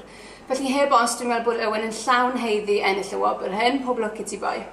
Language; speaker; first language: Welsh; native; Welsh